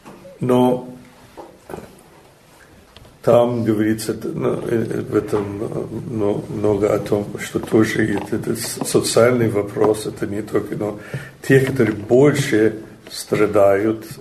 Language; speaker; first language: Russian; non-native, learner; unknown